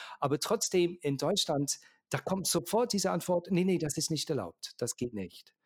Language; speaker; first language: German; native; German